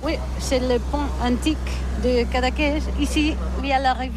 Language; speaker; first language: French; non-native, learner; Catalan